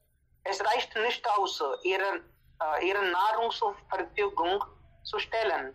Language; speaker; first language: German; non-native, fluent; Hindi